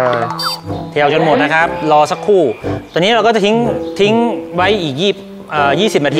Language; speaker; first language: Thai; native; Thai